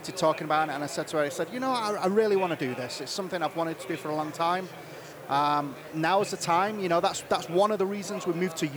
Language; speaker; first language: English; native; English